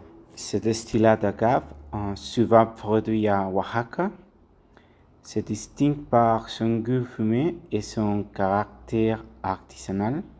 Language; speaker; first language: French; non-native, learner; Spanish